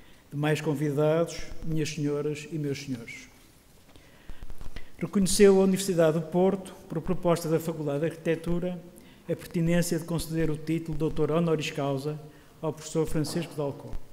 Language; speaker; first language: Portuguese; native; Portuguese